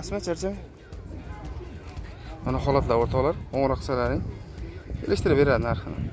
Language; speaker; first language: Turkish; non-native, learner; Uzbek